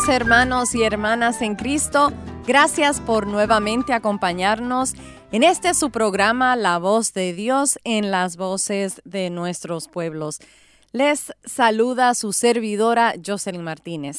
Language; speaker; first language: Spanish; native; Spanish